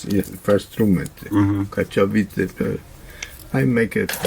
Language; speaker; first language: English; non-native, learner; Italian